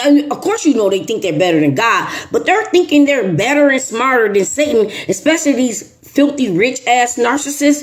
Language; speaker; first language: English; native; English